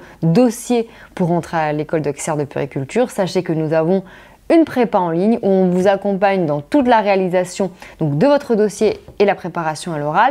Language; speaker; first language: French; native; French